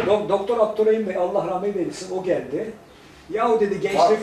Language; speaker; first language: Turkish; native; Turkish